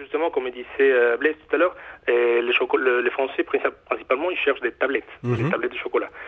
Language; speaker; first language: French; non-native, fluent; Spanish